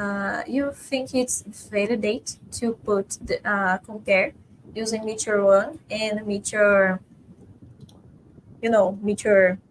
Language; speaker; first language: English; non-native, fluent; Portuguese